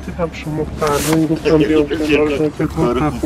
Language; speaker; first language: Persian; native; Persian